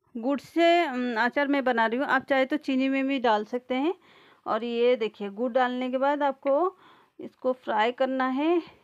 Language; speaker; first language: Hindi; native; Hindi